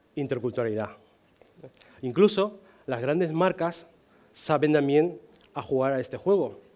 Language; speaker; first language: Spanish; non-native, fluent; Chinese